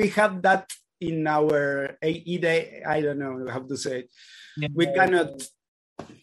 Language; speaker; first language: English; non-native, learner; Spanish